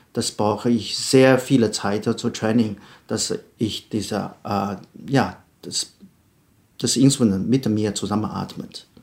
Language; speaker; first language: German; non-native, learner; Chinese